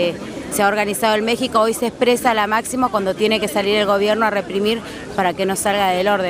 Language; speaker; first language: Spanish; native; Spanish